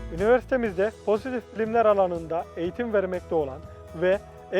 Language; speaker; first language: Turkish; native; Turkish